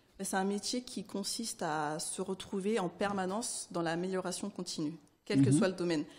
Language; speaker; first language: French; early bilingual, other home language; Haitian Creole